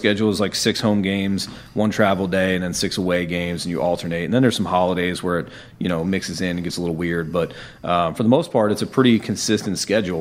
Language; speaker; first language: English; native; English